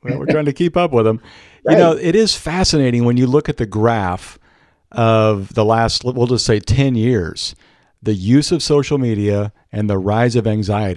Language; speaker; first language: English; native; English